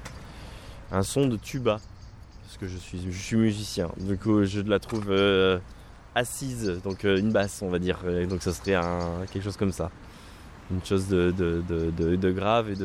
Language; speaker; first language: French; native; French